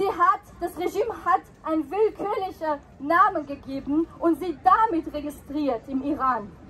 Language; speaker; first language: German; non-native, fluent; Persian